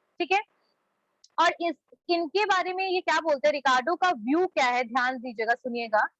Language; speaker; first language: Hindi; native; Hindi